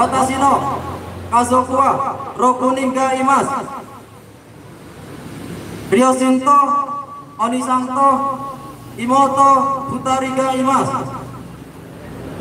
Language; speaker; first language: Japanese; non-native, learner; Indonesian